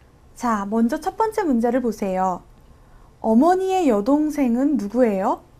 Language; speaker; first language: Korean; native; Korean